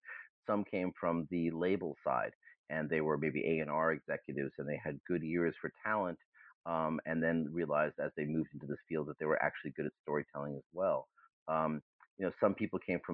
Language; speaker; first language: English; early bilingual, other home language; German